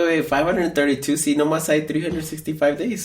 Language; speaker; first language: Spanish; early bilingual, heritage; Spanish